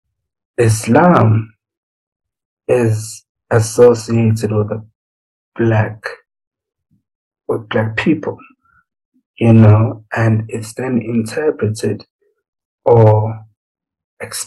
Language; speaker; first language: English; non-native, local second language; Zulu